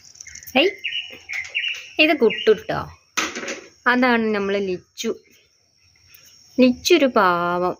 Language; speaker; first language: Malayalam; native; Malayalam